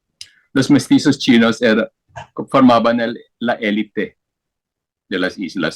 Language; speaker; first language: Spanish; non-native, fluent; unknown